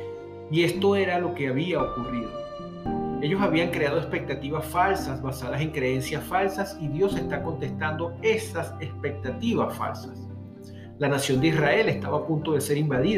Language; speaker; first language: Spanish; native; Spanish